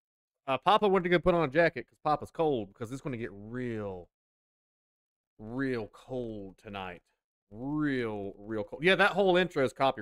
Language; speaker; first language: English; native; English